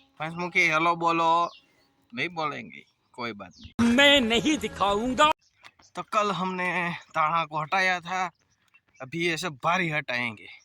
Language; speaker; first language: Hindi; non-native, local second language; Gujarati